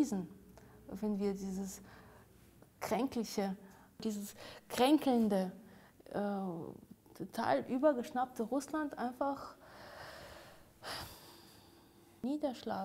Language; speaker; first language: German; non-native, fluent; Russian